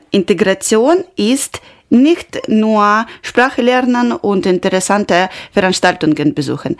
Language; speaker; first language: German; non-native, learner; Ukrainian